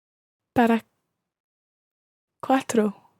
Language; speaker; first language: Spanish; non-native, learner; English